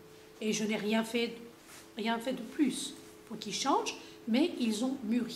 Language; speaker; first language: French; non-native, fluent; Greek